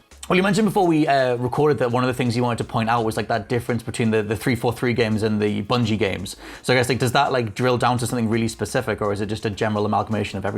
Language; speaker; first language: English; native; English